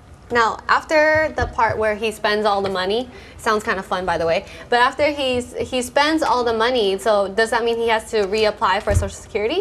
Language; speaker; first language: English; early bilingual, other home language; Vietnamese